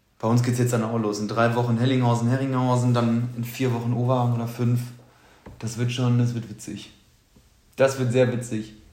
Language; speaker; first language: German; native; German